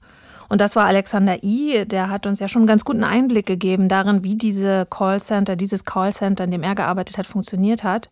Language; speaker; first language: German; native; German